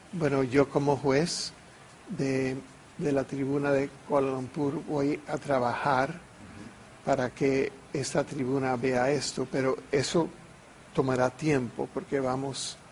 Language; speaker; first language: Spanish; non-native, fluent; English